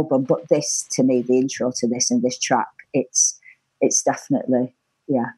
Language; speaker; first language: English; native; English